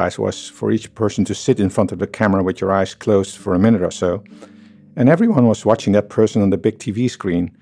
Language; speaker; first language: English; non-native, fluent; Dutch